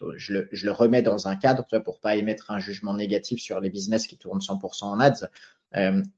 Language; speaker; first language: French; native; French